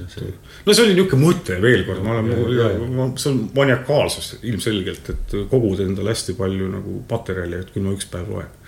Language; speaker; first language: Estonian; native; Estonian